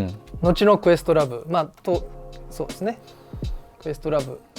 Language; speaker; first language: Japanese; native; Japanese